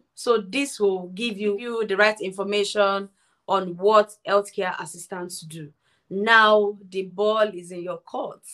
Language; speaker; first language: English; non-native, local second language; Yoruba